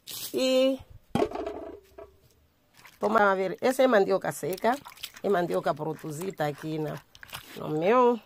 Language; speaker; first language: Portuguese; non-native, local second language; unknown